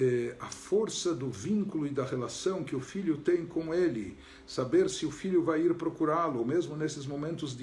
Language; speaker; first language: Portuguese; native; Portuguese